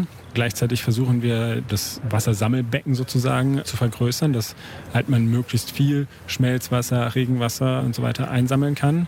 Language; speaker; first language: German; native; German